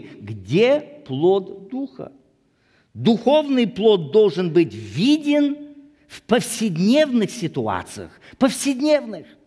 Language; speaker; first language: Russian; native; Russian